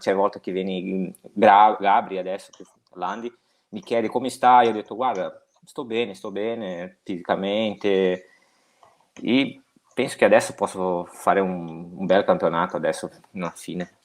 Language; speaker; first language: Italian; non-native, fluent; Portuguese